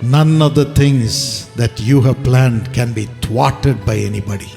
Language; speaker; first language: English; non-native, local second language; Tamil